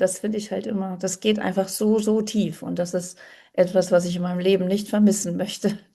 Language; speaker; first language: German; native; German